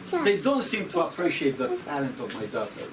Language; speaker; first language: English; non-native, fluent; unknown